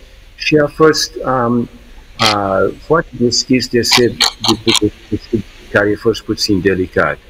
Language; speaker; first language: Romanian; early bilingual, heritage; English